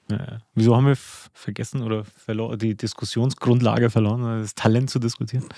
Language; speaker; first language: German; early bilingual, other home language; Albanian